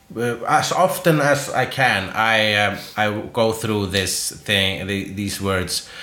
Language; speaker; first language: English; non-native, fluent; Icelandic